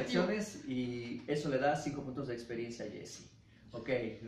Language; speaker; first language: Spanish; native; Spanish